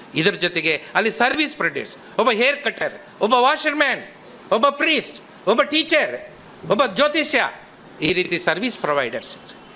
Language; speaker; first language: Kannada; non-native, local second language; Telugu